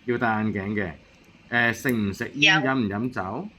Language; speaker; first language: Cantonese; native; Cantonese